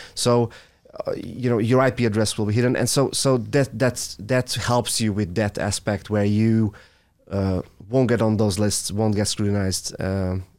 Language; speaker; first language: English; non-native, fluent; Hungarian